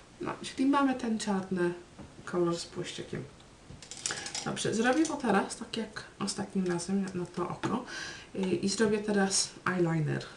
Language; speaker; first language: Polish; early bilingual, heritage; Polish